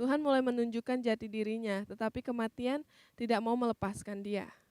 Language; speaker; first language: Indonesian; native; Indonesian